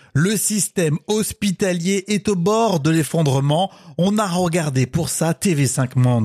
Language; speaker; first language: French; native; French